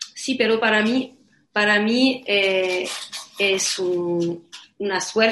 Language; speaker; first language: Spanish; non-native, learner; French